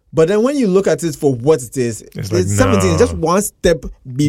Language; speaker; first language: English; non-native, local second language; Akan